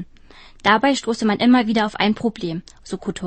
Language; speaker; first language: German; native; German